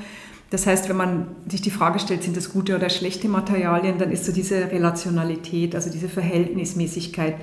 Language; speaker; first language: German; native; German